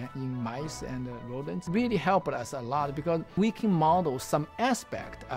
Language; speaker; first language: English; non-native, fluent; Chinese